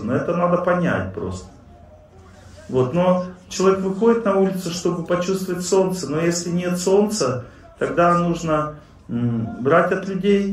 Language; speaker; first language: Russian; native; Russian